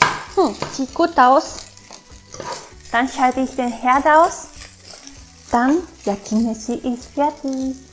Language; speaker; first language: German; non-native, learner; Japanese